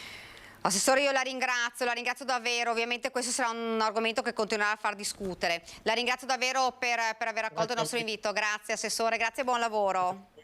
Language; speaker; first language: Italian; native; Italian